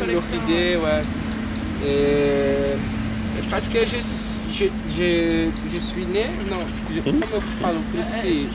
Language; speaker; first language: French; non-native, learner; Portuguese